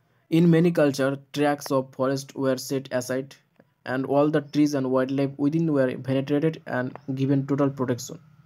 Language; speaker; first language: English; non-native, local second language; Bangla